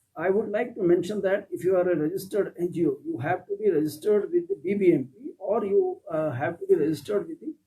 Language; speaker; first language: English; non-native, local second language; Kannada